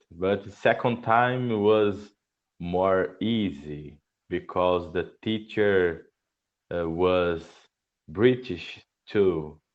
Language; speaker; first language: English; non-native, learner; Portuguese